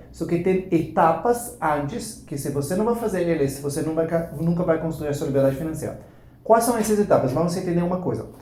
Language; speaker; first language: Portuguese; non-native, fluent; Hebrew